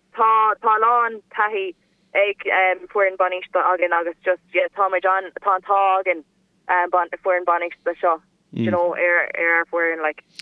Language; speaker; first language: Irish; non-native, local second language; English